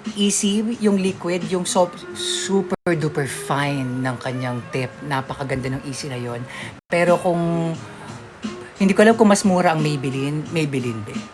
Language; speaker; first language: Filipino; native; Filipino